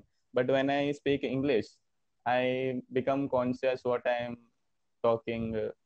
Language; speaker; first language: English; non-native, learner; Hindi